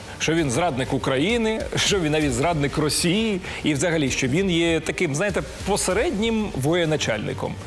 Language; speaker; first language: Ukrainian; native; Ukrainian